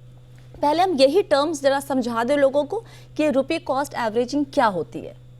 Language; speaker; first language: Hindi; native; Hindi